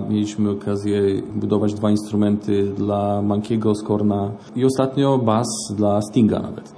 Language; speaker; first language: Polish; native; Polish